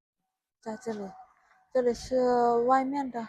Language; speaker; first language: Chinese; non-native, fluent; Lao